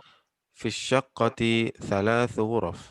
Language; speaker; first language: Arabic; non-native, fluent; Indonesian